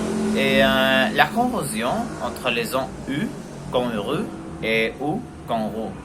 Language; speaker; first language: French; non-native, learner; Spanish